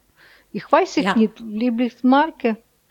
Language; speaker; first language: German; non-native, learner; Russian